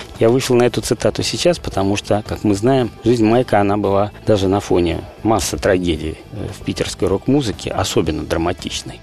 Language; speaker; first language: Russian; native; Russian